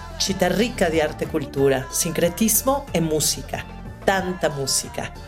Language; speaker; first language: Italian; early bilingual, heritage; Spanish